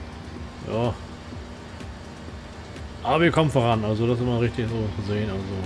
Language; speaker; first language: German; native; German